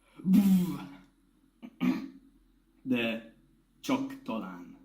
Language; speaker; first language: Hungarian; non-native, learner; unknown